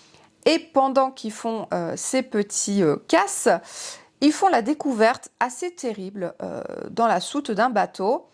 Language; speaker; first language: French; native; French